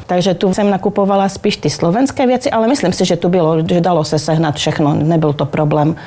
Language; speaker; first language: Czech; native; Czech